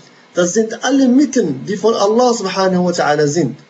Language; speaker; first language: German; non-native, fluent; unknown